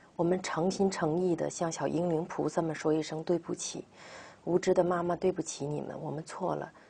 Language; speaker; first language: Chinese; native; Chinese